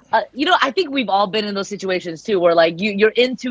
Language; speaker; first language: English; early bilingual, other home language; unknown